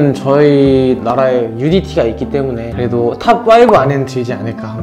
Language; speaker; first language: Korean; native; Korean